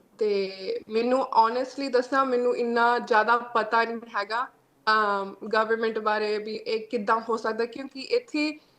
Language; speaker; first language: Punjabi; early bilingual, heritage; Punjabi